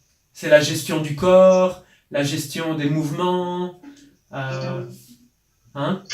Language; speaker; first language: French; native; French